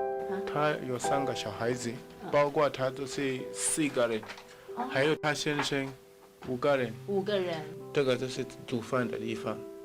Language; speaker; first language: Chinese; non-native, fluent; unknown